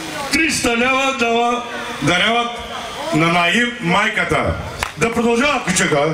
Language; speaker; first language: Bulgarian; non-native, local second language; Turkish